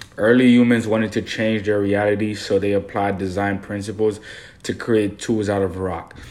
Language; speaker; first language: English; early bilingual, other home language; Haitian Creole